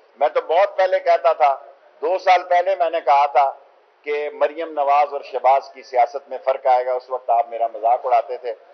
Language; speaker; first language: Urdu; non-native, local second language; Punjabi